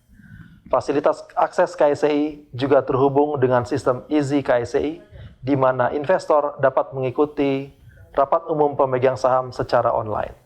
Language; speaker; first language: Indonesian; native; Indonesian